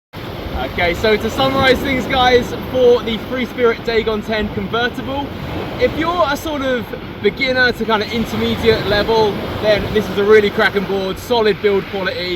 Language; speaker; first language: English; native; English